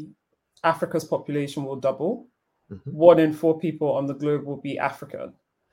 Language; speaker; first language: English; non-native, local second language; Yoruba